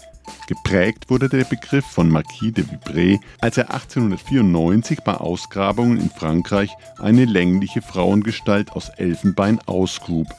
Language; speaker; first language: German; native; German